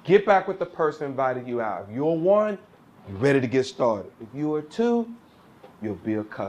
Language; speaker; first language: English; native; English